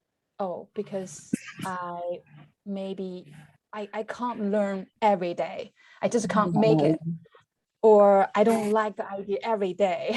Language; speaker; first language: English; non-native, fluent; Chinese